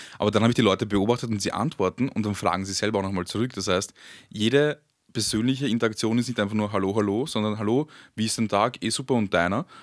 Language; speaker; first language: German; early bilingual, other home language; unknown